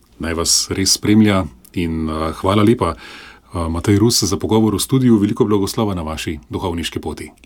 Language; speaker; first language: Slovenian; native; Slovenian